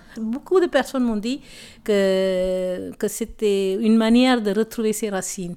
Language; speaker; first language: French; non-native, local second language; Tamil